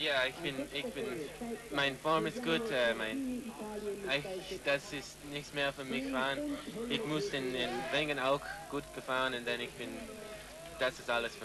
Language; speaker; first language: German; non-native, learner; English